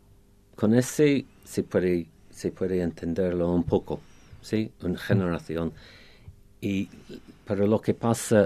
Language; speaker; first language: Spanish; non-native, fluent; English